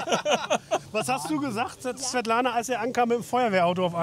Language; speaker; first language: German; native; German